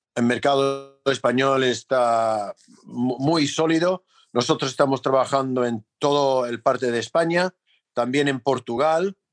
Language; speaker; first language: Spanish; non-native, fluent; English